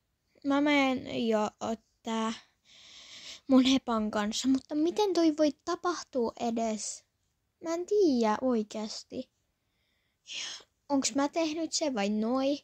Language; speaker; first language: Finnish; early bilingual, other home language; Polish